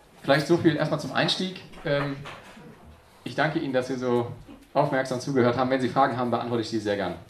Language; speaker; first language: German; native; German